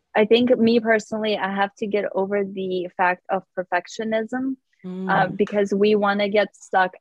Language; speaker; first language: English; non-native, fluent; Russian